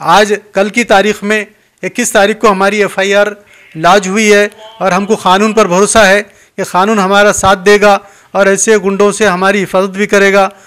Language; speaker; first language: Hindi; non-native, local second language; Urdu